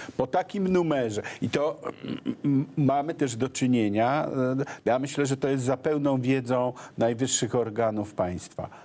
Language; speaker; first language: Polish; native; Polish